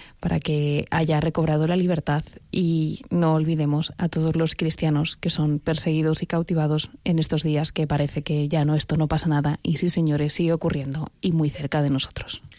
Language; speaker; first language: Spanish; native; Spanish